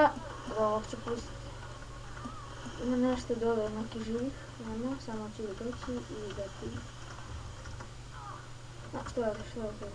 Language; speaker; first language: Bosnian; early bilingual, heritage; Bosnian